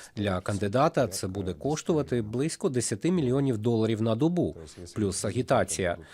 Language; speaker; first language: Ukrainian; non-native, local second language; Russian